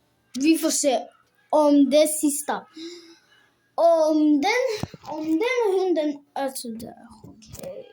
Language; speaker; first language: Swedish; non-native, local second language; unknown